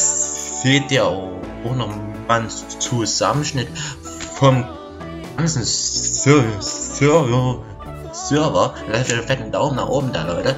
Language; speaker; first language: German; native; German